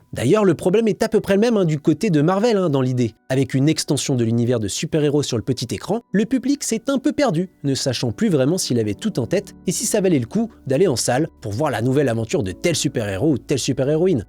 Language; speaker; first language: French; native; French